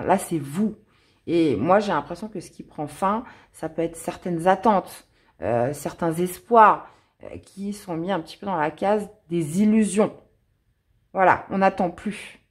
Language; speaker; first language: French; native; French